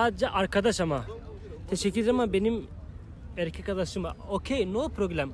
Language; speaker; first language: Turkish; native; Turkish